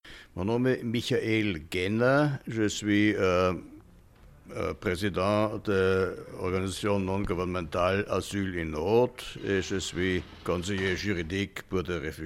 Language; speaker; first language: French; non-native, fluent; German